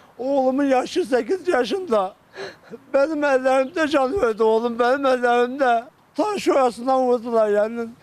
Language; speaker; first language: Turkish; non-native, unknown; Arabic